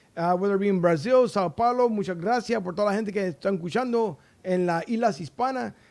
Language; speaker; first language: Spanish; non-native, learner; English